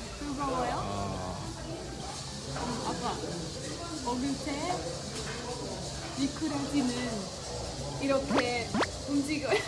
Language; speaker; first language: Korean; non-native, learner; Hungarian